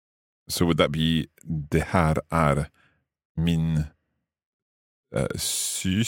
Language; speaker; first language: Swedish; non-native, learner; English